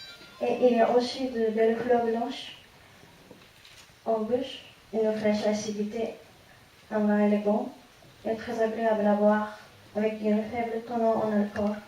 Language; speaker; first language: French; non-native, fluent; Japanese